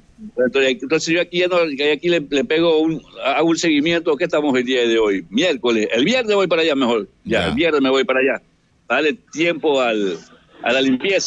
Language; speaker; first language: Spanish; native; Spanish